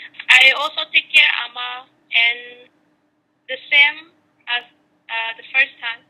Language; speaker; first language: English; non-native, learner; Burmese